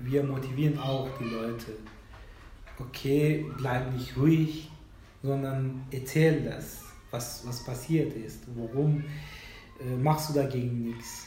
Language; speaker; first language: German; non-native, fluent; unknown